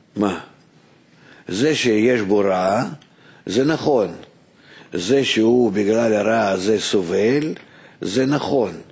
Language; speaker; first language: Hebrew; non-native, fluent; Russian